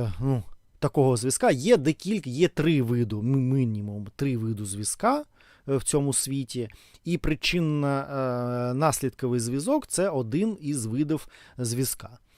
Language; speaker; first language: Ukrainian; non-native, local second language; Russian